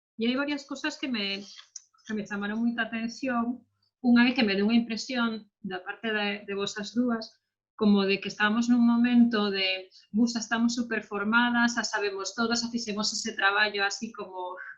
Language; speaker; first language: Galician; non-native, local second language; Spanish